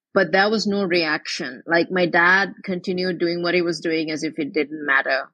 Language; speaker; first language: English; non-native, local second language; Tamil